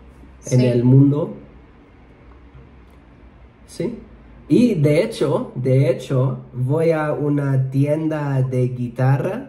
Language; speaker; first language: Spanish; non-native, learner; English